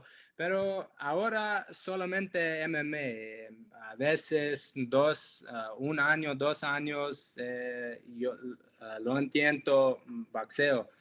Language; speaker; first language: Spanish; non-native, learner; English